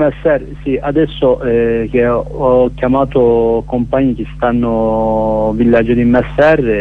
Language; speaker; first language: Italian; non-native, learner; Kurdish